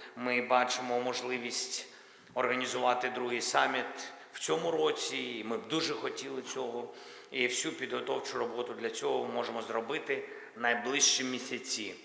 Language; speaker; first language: Ukrainian; native; Ukrainian